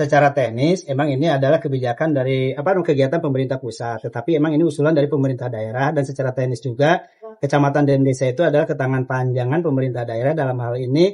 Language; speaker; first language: Indonesian; non-native, local second language; Sundanese